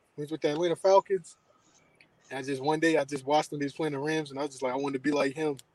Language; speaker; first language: English; native; English